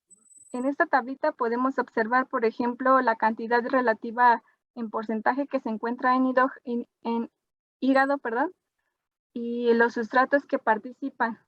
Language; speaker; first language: Spanish; native; Spanish